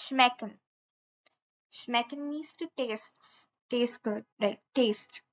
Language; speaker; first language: German; non-native, learner; Hindi